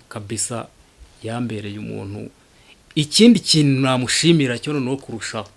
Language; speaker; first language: Kinyarwanda; early bilingual, heritage; Kinyarwanda